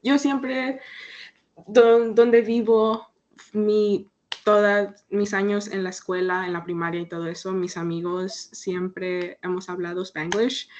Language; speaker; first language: Spanish; early bilingual, heritage; Spanish